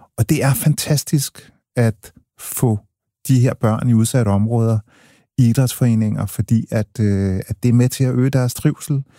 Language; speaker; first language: Danish; early bilingual, other home language; English